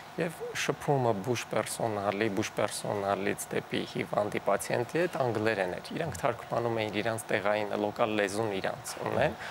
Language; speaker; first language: Armenian; native; Armenian